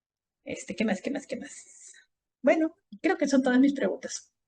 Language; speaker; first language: Spanish; native; Spanish